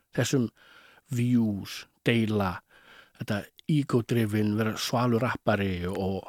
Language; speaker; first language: Icelandic; early bilingual, heritage; Icelandic